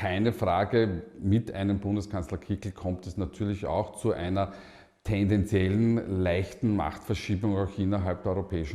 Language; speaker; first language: German; native; German